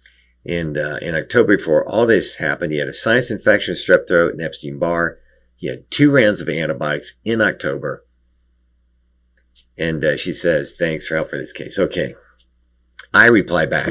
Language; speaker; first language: English; native; English